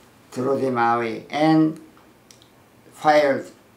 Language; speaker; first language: English; non-native, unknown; Korean